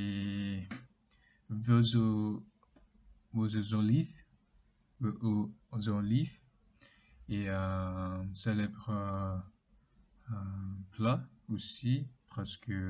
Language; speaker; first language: French; non-native, learner; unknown